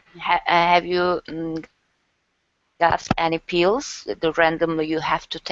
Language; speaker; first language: English; non-native, learner; Turkish